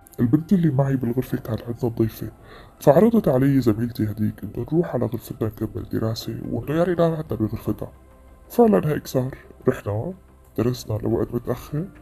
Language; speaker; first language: Arabic; native; Arabic